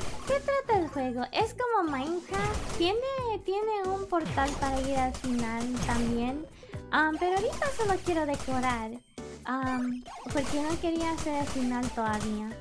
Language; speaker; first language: Spanish; early bilingual, heritage; Spanish